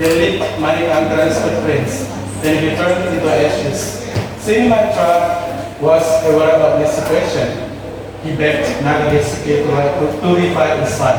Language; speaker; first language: English; non-native, fluent; Indonesian